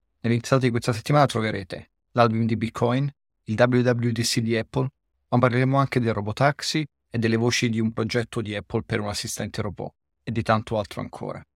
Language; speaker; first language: Italian; native; Italian